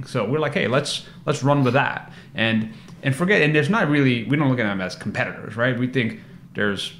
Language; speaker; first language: English; native; English